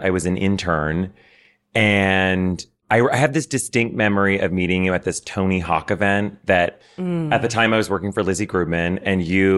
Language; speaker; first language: English; native; English